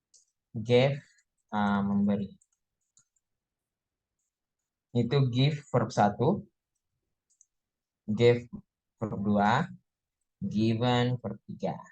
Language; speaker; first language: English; non-native, fluent; Indonesian